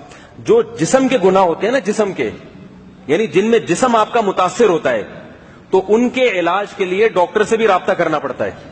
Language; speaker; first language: Urdu; native; Urdu